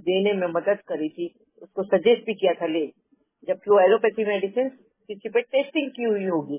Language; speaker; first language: Hindi; native; Hindi